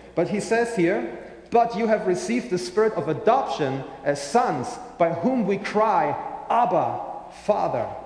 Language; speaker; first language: English; non-native, fluent; German